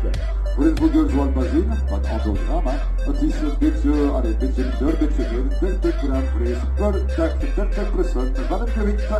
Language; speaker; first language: Dutch; non-native, local second language; French